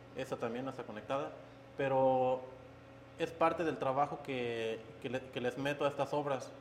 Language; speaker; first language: Spanish; native; Spanish